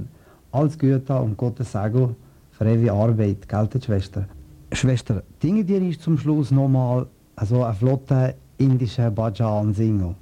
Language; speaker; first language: German; native; German